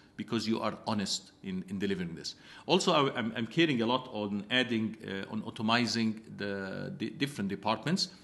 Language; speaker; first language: English; non-native, fluent; Italian